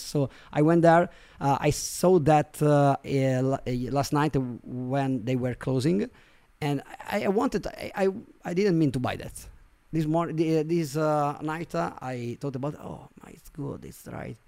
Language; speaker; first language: English; non-native, fluent; Italian